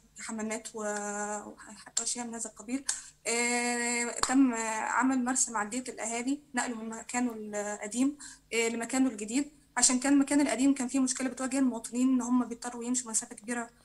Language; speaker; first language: Egyptian Arabic; native; Egyptian Arabic